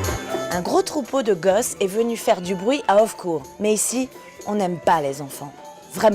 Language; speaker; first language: French; native; French